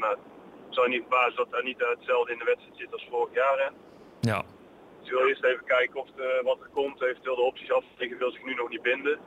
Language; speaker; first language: Dutch; native; Dutch